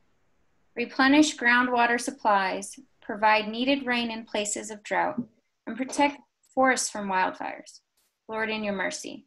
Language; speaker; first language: English; native; English